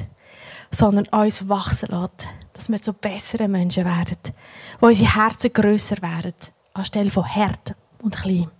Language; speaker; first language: German; native; German